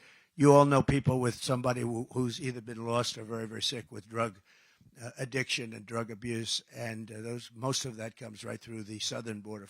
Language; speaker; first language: English; native; English